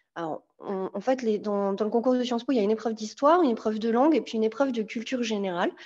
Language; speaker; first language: French; native; French